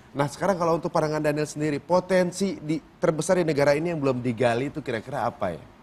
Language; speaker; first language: Indonesian; native; Indonesian